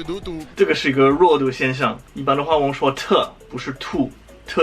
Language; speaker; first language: Chinese; non-native, fluent; English